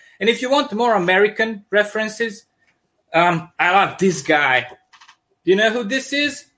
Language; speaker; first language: English; non-native, fluent; Serbian